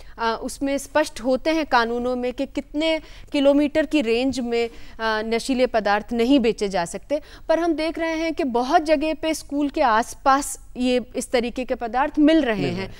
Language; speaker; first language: Hindi; native; Hindi